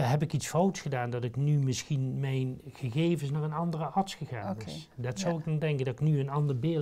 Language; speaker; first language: Dutch; native; Dutch